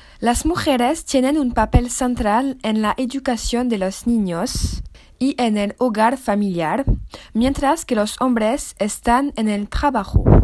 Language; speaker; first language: Spanish; non-native, learner; French